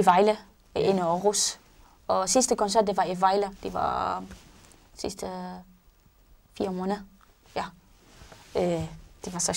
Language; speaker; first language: Danish; non-native, learner; Arabic